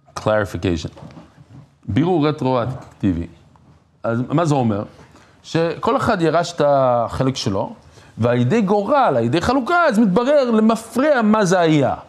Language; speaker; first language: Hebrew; non-native, fluent; English